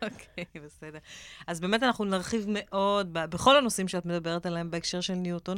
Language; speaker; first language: Hebrew; native; Hebrew